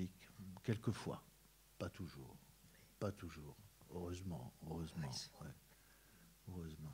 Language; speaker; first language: French; native; French